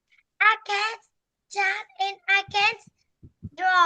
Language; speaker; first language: English; non-native, learner; Vietnamese